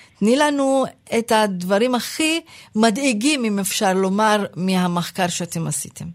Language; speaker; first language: Hebrew; non-native, local second language; Arabic